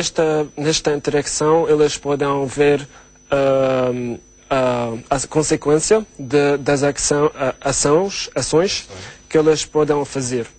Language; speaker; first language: Portuguese; non-native, learner; Arabic